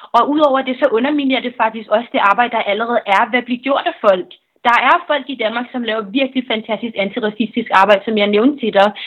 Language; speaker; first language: Danish; early bilingual, other home language; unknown